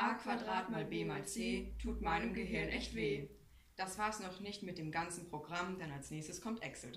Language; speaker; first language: German; native; German